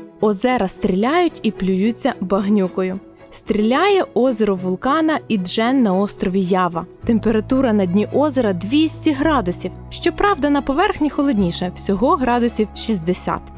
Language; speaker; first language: Ukrainian; native; Ukrainian